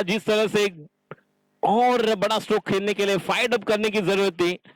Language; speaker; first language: Hindi; non-native, local second language; Marathi